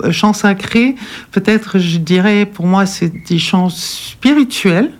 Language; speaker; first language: French; non-native, fluent; German